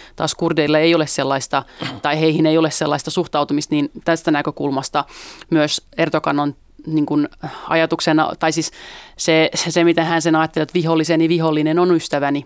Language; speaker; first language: Finnish; early bilingual, other home language; Kurdish